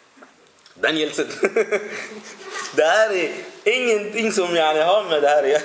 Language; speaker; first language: Swedish; early bilingual, other home language; Arabic